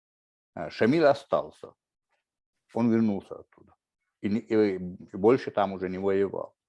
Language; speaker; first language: Russian; non-native, local second language; Chechen